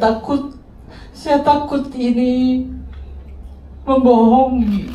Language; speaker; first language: Indonesian; non-native, local second language; Sundanese